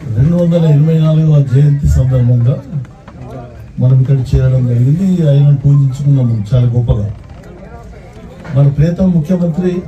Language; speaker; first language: Telugu; non-native, local second language; Lambadi